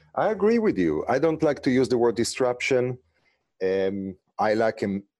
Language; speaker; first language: English; non-native, fluent; Hebrew